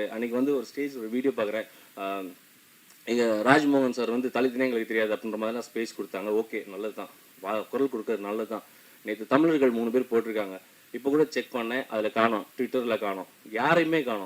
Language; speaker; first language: Tamil; native; Tamil